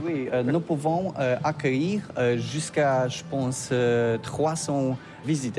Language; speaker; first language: French; non-native, learner; Polish